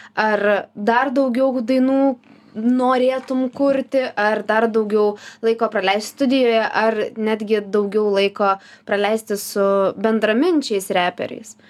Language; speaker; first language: Lithuanian; native; Lithuanian